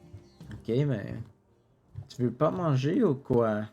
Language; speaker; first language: French; non-native, local second language; English